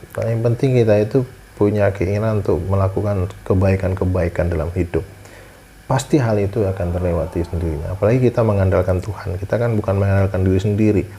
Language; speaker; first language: Indonesian; native; Indonesian